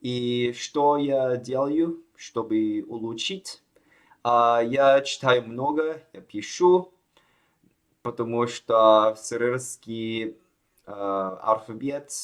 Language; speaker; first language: Russian; non-native, learner; Chinese